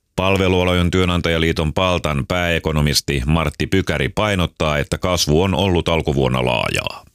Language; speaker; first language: Finnish; native; Finnish